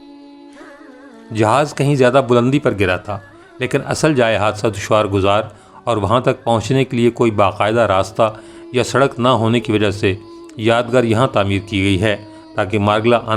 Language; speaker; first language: Urdu; native; Urdu